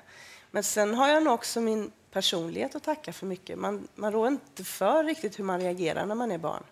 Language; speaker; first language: Swedish; native; Swedish